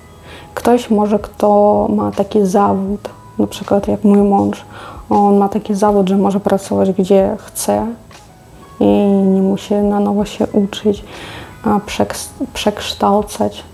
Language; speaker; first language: Polish; non-native, fluent; Russian